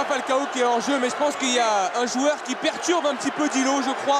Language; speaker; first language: French; native; French